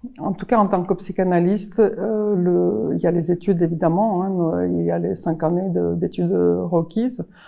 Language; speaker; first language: French; early bilingual, other home language; Armenian